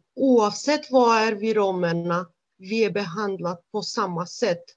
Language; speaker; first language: Swedish; non-native, fluent; Romanian